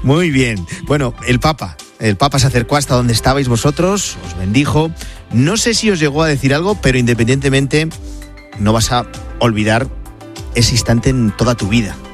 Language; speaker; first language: Spanish; native; Spanish